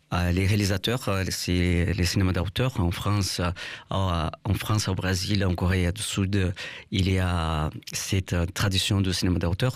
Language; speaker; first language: French; non-native, fluent; Portuguese